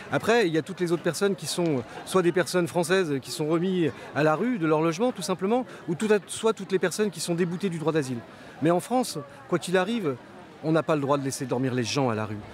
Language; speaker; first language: French; native; French